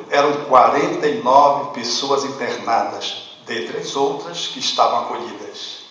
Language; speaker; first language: Portuguese; native; Portuguese